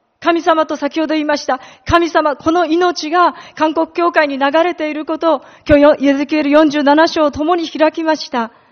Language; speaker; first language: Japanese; native; Japanese